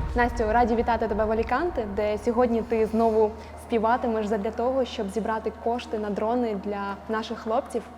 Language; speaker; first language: Ukrainian; native; Ukrainian